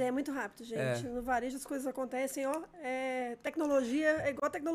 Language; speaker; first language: Portuguese; native; Portuguese